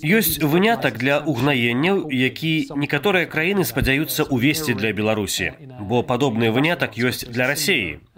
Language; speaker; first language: Belarusian; native; Belarusian